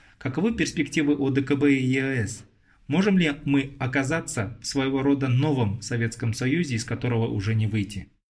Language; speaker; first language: Russian; non-native, local second language; Kazakh